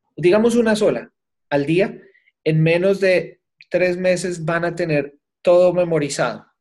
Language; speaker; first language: Spanish; native; Spanish